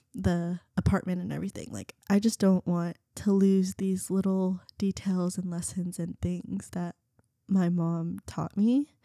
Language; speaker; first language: English; early bilingual, other home language; Vietnamese